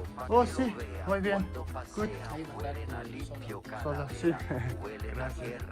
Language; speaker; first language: Spanish; non-native, learner; Mongolian